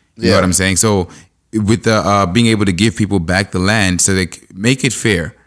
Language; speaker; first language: English; non-native, local second language; Shona